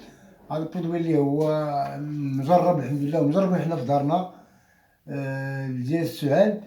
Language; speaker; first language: Arabic; native; Arabic